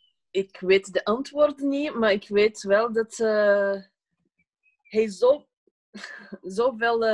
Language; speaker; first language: Dutch; non-native, fluent; Portuguese